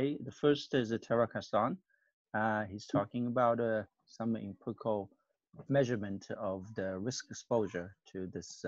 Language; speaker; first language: English; non-native, fluent; Chinese